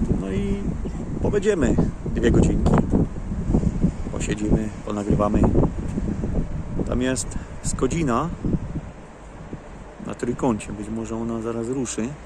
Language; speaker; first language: Polish; native; Polish